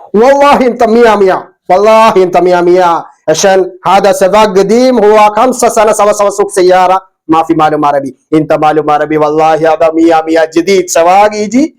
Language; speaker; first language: Arabic; non-native, learner; Malayalam